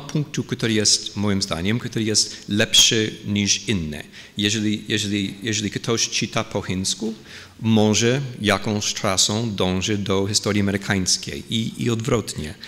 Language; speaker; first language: Polish; non-native, fluent; English